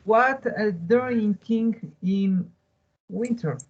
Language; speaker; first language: English; non-native, learner; Spanish